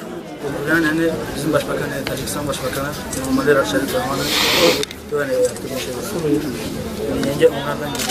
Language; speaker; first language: Turkish; non-native, learner; Tajik